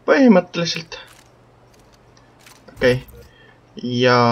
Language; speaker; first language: Finnish; non-native, learner; Estonian